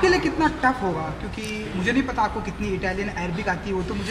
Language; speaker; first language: Hindi; native; Hindi